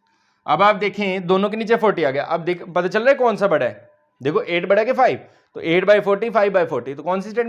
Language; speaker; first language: Hindi; native; Hindi